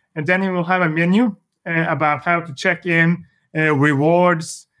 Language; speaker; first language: English; non-native, fluent; Norwegian